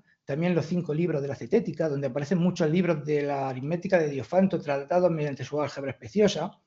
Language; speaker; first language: Spanish; native; Spanish